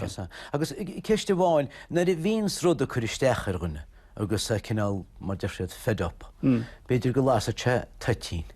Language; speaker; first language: Irish; native; Irish